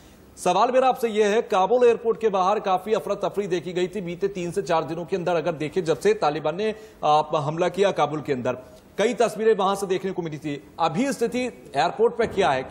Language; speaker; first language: Hindi; native; Hindi